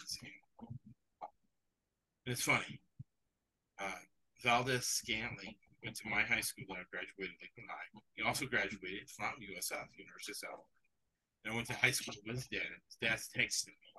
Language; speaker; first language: English; early bilingual, other home language; Spanish